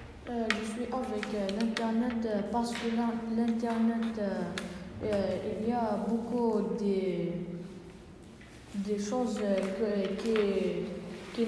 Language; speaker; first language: French; non-native, learner; Arabic